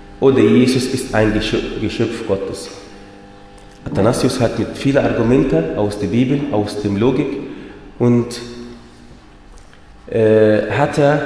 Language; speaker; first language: German; non-native, fluent; Arabic